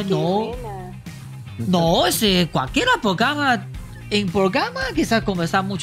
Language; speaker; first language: Spanish; non-native, learner; Chinese